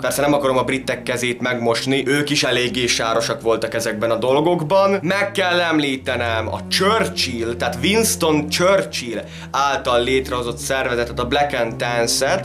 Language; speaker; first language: Hungarian; native; Hungarian